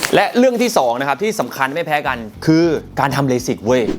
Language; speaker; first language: Thai; native; Thai